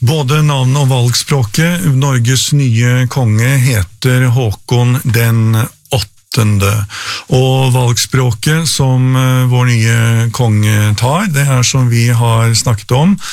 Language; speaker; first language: Norwegian; native; Norwegian